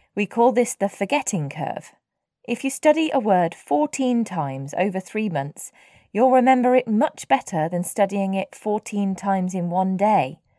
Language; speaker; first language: English; native; English